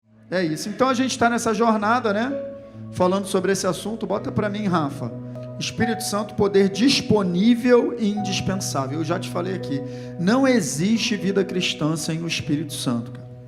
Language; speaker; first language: Portuguese; native; Portuguese